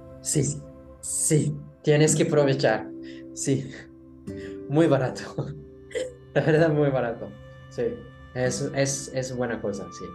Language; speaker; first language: Spanish; non-native, learner; Japanese